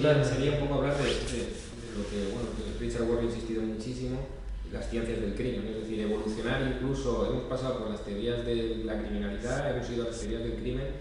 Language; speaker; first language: Spanish; native; Spanish